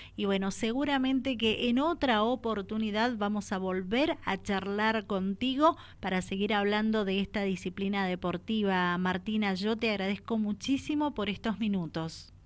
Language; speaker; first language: Spanish; native; Spanish